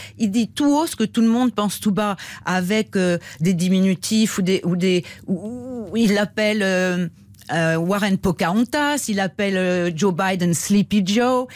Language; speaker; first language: French; native; French